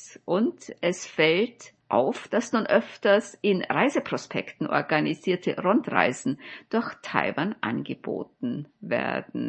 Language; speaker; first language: German; native; German